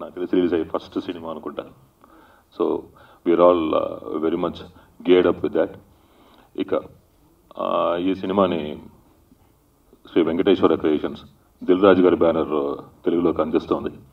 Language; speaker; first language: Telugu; native; Telugu